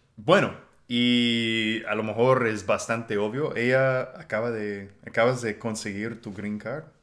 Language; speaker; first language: Spanish; non-native, fluent; English